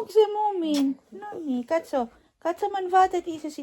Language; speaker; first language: Finnish; non-native, learner; Filipino